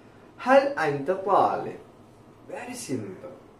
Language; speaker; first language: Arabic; non-native, fluent; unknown